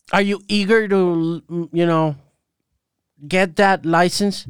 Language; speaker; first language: English; non-native, fluent; Spanish